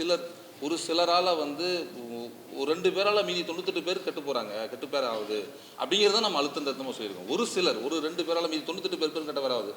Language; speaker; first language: Tamil; native; Tamil